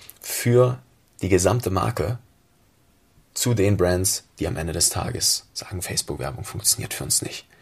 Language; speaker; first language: German; native; German